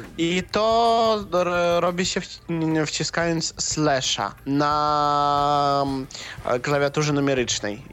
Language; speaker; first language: Polish; non-native, fluent; Russian